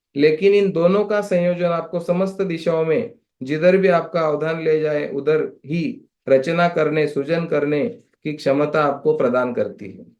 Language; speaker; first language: Hindi; non-native, local second language; Marathi